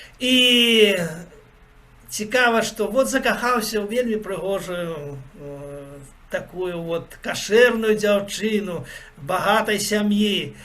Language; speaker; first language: Belarusian; native; Belarusian